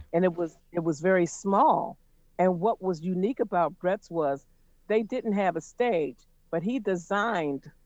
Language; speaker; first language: English; native; English